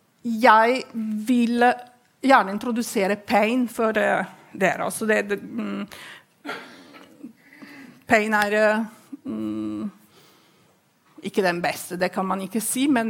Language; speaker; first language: Norwegian; non-native, fluent; Italian